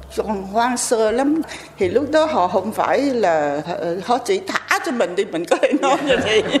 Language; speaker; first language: Vietnamese; native; Vietnamese